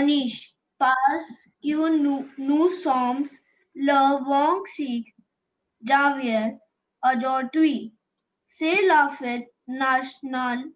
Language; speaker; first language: French; non-native, learner; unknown